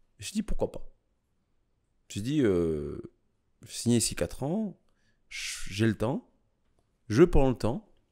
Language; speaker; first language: French; early bilingual, other home language; Kabuverdianu